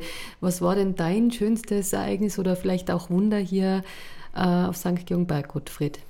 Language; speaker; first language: German; native; German